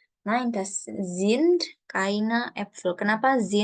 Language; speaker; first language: German; non-native, fluent; Indonesian